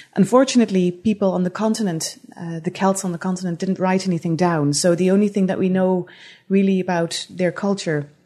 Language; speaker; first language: English; non-native, fluent; Dutch